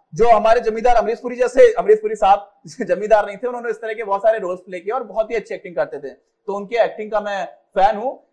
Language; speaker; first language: Hindi; native; Hindi